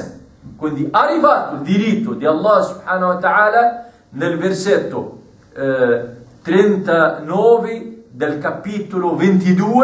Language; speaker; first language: Italian; non-native, fluent; Arabic